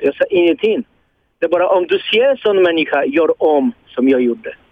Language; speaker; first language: Swedish; non-native, learner; Polish